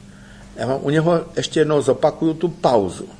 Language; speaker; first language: Czech; native; Czech